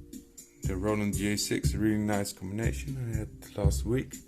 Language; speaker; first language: English; non-native, fluent; Dutch